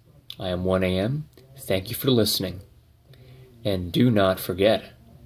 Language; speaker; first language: English; native; English